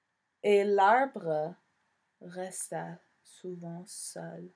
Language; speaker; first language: French; non-native, fluent; English